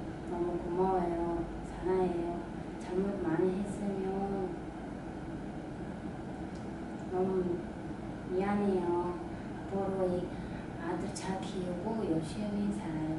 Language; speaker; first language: Korean; non-native, learner; Mongolian